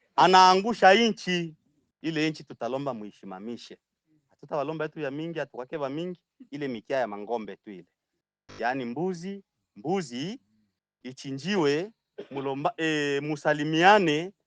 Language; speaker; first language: Swahili; native; Swahili